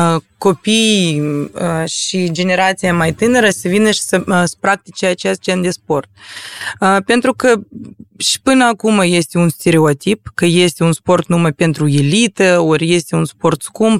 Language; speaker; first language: Romanian; non-native, local second language; Russian